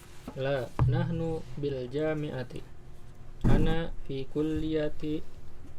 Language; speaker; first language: Arabic; non-native, learner; Indonesian